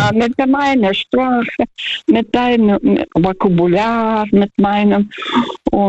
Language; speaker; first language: German; non-native, learner; Russian